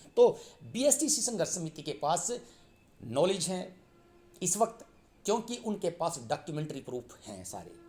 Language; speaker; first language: Hindi; native; Hindi